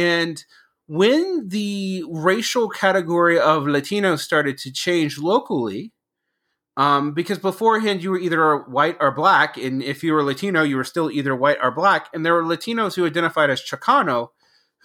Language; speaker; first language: English; native; English